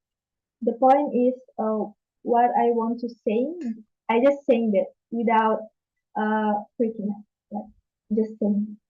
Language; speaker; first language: English; non-native, learner; Indonesian